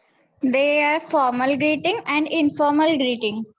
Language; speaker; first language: English; non-native, learner; Odia